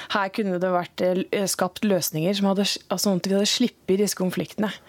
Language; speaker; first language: Norwegian; native; Norwegian